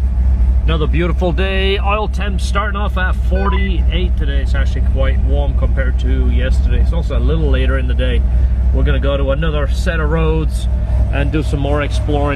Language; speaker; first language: English; native; English